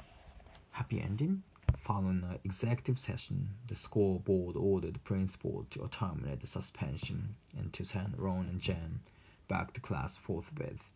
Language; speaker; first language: English; non-native, fluent; Japanese